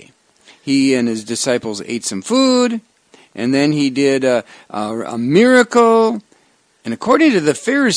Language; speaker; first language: English; native; English